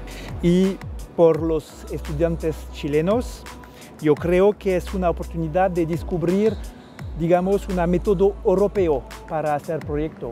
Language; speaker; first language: Spanish; non-native, fluent; French